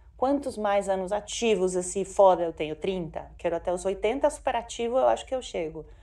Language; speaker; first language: Portuguese; non-native, fluent; Spanish